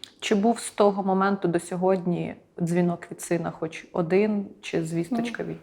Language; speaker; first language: Ukrainian; native; Ukrainian